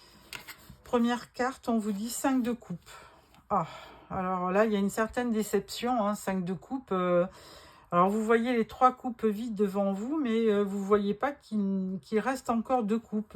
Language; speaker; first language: French; native; French